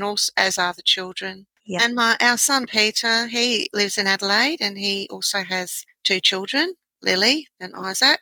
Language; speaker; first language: English; native; English